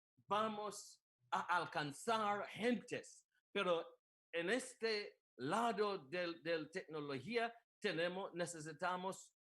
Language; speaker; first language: Spanish; non-native, learner; English